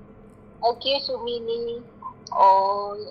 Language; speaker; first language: Cantonese; non-native, learner; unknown